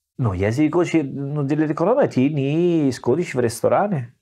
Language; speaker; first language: Russian; non-native, learner; Italian